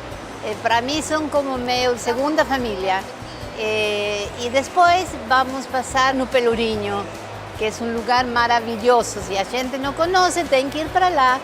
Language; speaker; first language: Portuguese; non-native, learner; Spanish